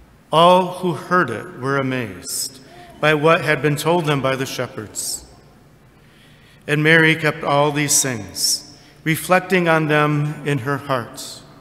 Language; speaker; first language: English; native; English